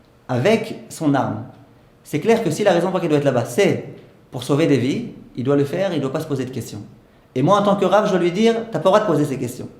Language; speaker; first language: French; native; French